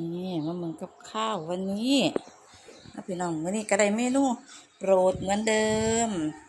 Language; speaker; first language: Thai; native; Thai